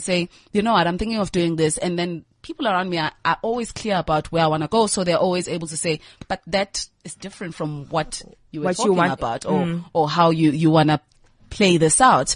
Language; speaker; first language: English; non-native, local second language; Zulu